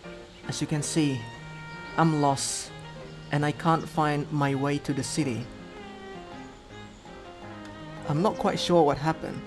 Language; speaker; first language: English; non-native, fluent; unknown